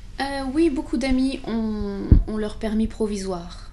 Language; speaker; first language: French; non-native, fluent; English